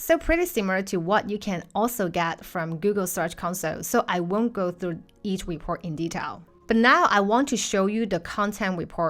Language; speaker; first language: English; non-native, fluent; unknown